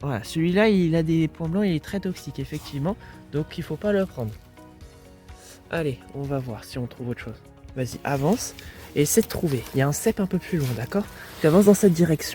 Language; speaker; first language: French; native; French